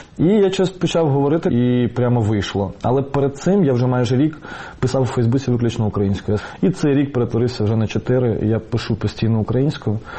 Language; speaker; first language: Ukrainian; non-native, local second language; Russian